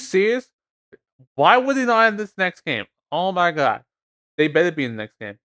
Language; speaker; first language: English; native; English